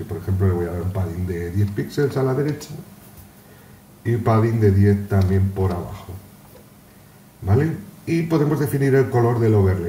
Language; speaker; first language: Spanish; native; Spanish